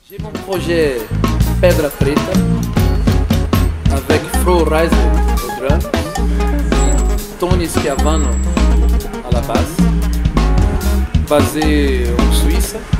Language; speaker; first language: French; non-native, fluent; Portuguese